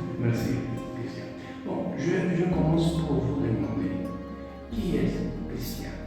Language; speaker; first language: French; non-native, learner; Portuguese